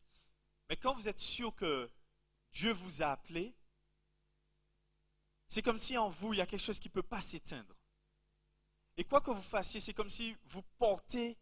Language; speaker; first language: French; native; French